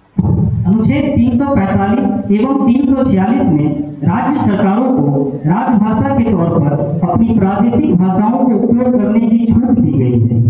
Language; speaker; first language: Hindi; native; Hindi